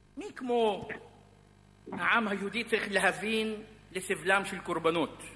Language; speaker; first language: Hebrew; non-native, local second language; Arabic